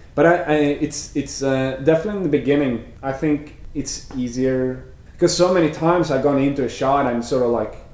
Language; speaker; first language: English; non-native, fluent; Norwegian